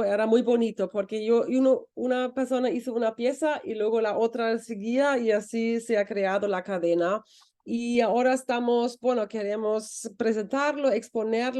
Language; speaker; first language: Spanish; non-native, fluent; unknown